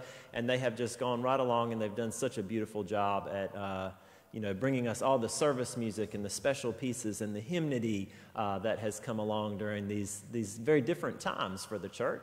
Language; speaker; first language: English; native; English